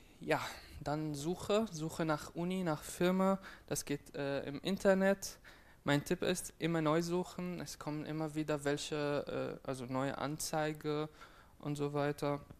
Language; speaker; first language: German; non-native, fluent; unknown